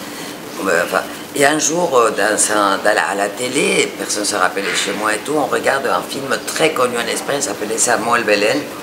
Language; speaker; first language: French; non-native, fluent; Spanish